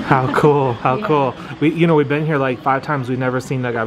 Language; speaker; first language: English; native; English